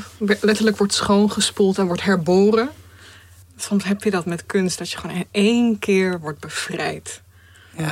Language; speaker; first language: Dutch; early bilingual, other home language; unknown